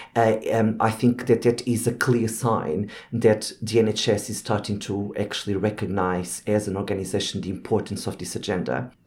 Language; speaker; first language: English; non-native, fluent; Portuguese